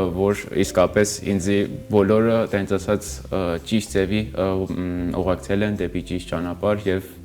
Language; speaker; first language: Armenian; early bilingual, heritage; Armenian